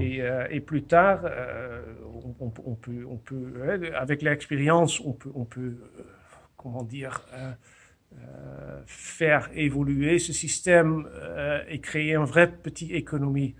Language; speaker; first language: French; non-native, fluent; Dutch